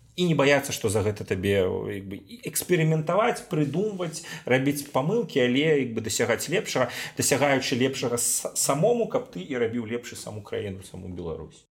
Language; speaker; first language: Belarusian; non-native, local second language; Russian